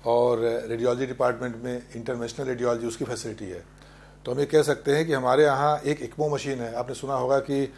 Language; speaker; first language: Hindi; native; Hindi